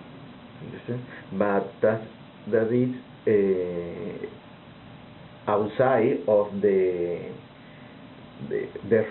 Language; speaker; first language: English; non-native, learner; Spanish